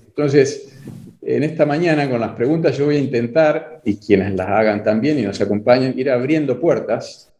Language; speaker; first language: Spanish; native; Spanish